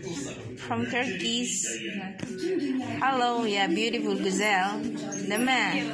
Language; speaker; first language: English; non-native, local second language; Filipino